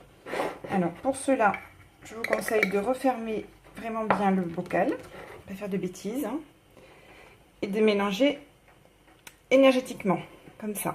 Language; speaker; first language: French; native; French